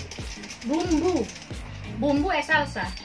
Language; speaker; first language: Spanish; non-native, learner; Indonesian